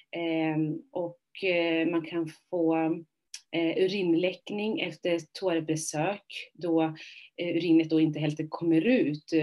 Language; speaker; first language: Swedish; early bilingual, other home language; Somali